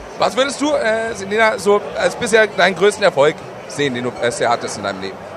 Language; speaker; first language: German; native; German